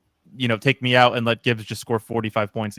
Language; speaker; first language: English; native; English